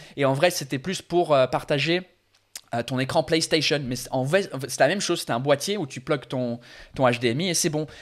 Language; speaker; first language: French; non-native, fluent; English